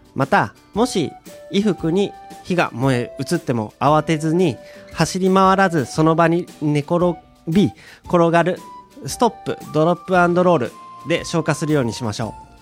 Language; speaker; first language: Japanese; native; Japanese